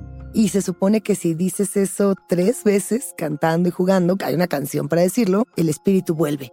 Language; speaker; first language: Spanish; native; Spanish